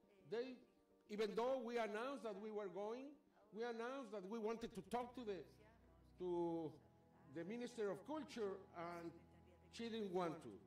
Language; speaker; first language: English; non-native, fluent; Spanish